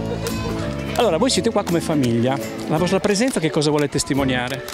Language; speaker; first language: Italian; native; Italian